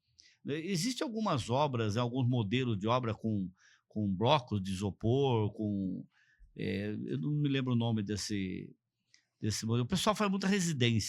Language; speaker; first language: Portuguese; native; Portuguese